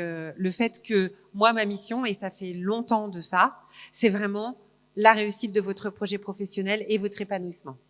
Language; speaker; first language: French; native; French